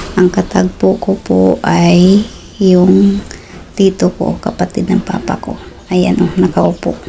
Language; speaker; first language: Filipino; non-native, local second language; Cebuano